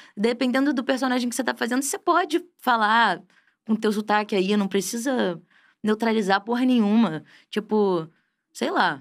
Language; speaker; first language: Portuguese; native; Portuguese